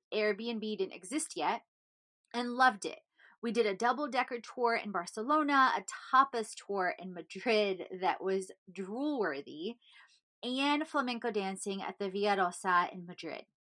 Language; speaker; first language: English; early bilingual, other home language; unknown